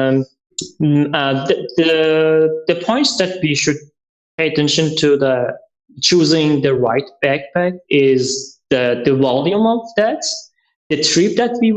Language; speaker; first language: English; non-native, learner; Persian